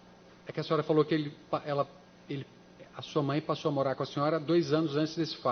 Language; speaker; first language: Portuguese; native; Portuguese